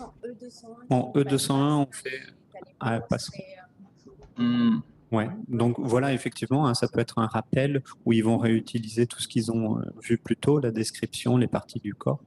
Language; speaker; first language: French; native; French